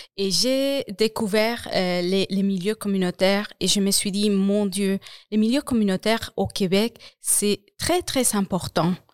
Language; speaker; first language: French; non-native, fluent; Spanish